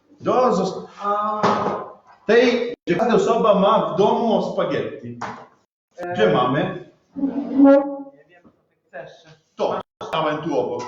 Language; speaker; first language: Polish; non-native, learner; Italian